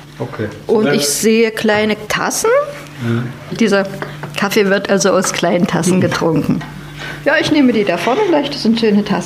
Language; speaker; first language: German; native; German